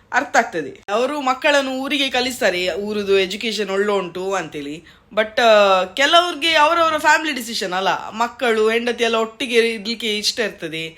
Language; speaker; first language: Kannada; native; Kannada